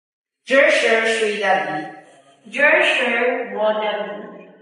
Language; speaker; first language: Chinese; non-native, learner; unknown